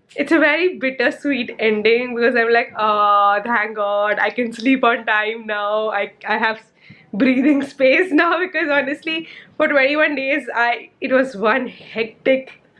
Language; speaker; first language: English; non-native, local second language; Hindi